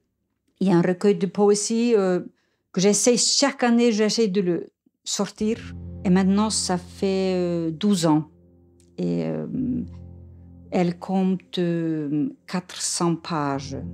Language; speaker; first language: French; non-native, fluent; Icelandic